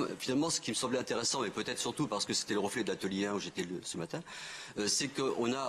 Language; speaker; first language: French; native; French